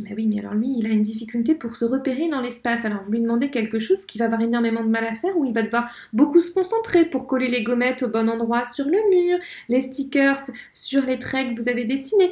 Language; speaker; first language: French; native; French